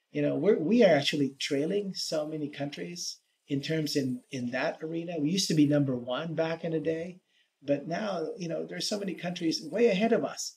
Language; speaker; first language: English; native; English